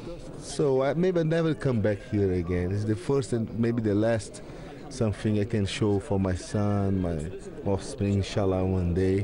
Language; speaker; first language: English; non-native, learner; Portuguese